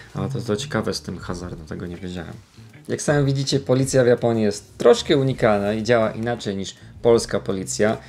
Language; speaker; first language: Polish; native; Polish